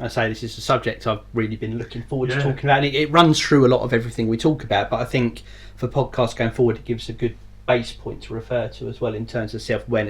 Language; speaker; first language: English; native; English